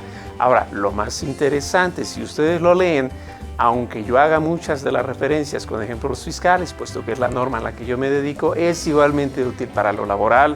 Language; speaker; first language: Spanish; native; Spanish